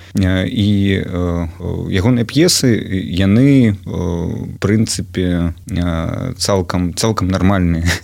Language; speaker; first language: Belarusian; non-native, local second language; Russian